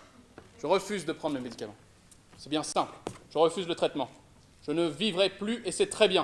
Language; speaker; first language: French; native; French